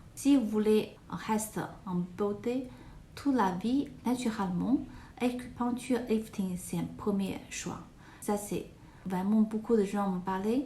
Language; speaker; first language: French; non-native, learner; Chinese